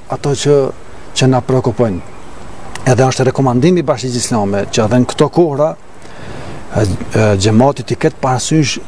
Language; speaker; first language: Albanian; native; Albanian